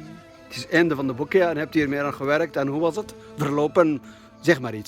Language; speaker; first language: Dutch; non-native, learner; Kurdish